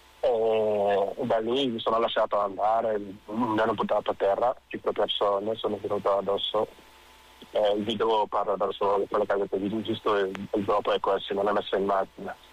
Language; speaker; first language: Italian; non-native, fluent; Wolof